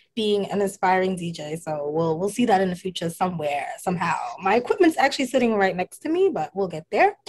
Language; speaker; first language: English; native; English